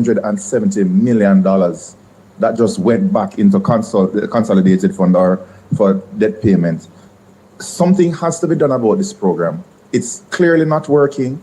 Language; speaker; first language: English; native; English